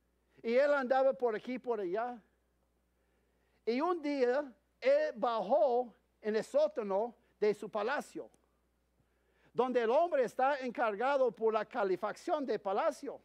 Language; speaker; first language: Spanish; non-native, fluent; English